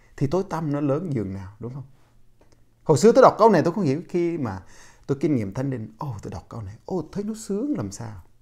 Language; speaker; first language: Vietnamese; non-native, local second language; Jarai